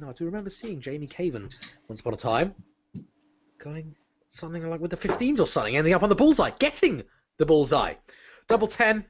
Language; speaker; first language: English; native; English